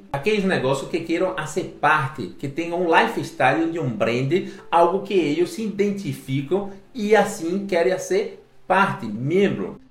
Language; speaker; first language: Portuguese; non-native, learner; Spanish